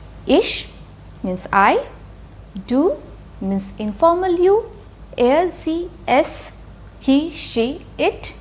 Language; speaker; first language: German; non-native, fluent; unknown